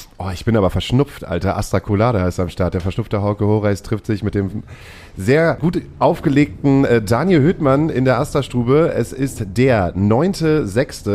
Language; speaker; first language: German; native; German